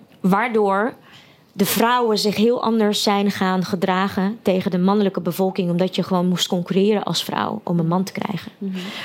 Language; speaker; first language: Dutch; early bilingual, other home language; Russian